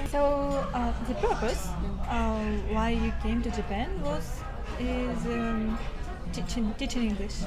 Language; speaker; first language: English; non-native, fluent; Russian